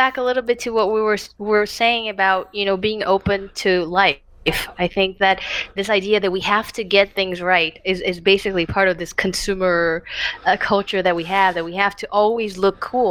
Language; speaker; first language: English; non-native, fluent; Portuguese